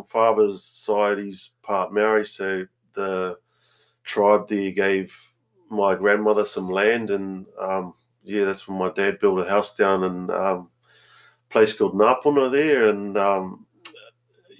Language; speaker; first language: English; native; English